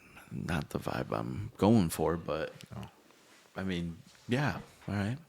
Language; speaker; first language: English; native; English